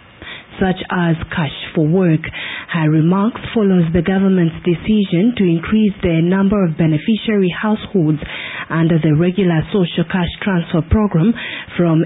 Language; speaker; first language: English; non-native, local second language; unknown